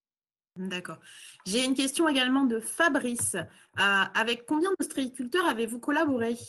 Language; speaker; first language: French; native; French